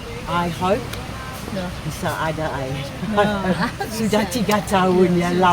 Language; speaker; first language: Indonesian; non-native, learner; English